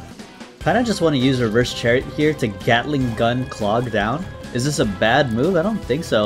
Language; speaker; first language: English; native; English